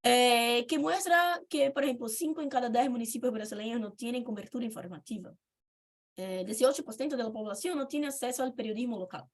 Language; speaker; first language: Spanish; non-native, fluent; Portuguese